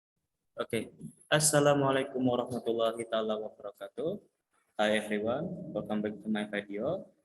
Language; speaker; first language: English; non-native, learner; Indonesian